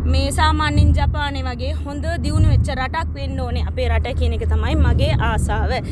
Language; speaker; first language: Sinhala; non-native, local second language; Tamil